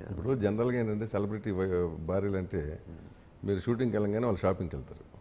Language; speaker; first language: Telugu; native; Telugu